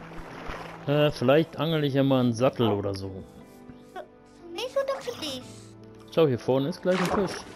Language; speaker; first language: German; native; German